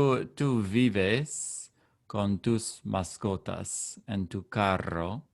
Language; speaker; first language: Spanish; non-native, learner; English